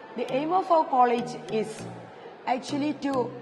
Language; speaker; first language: English; non-native, local second language; Malayalam